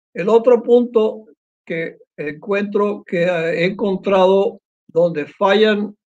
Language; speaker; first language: Spanish; native; Spanish